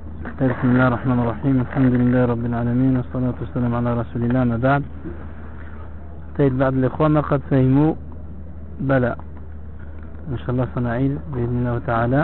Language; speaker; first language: Arabic; non-native, fluent; French